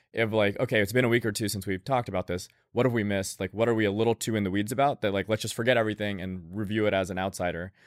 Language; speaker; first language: English; native; English